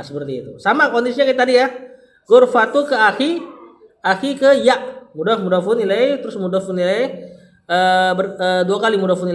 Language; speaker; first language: Indonesian; native; Indonesian